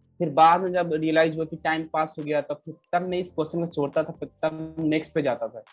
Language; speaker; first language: Hindi; native; Hindi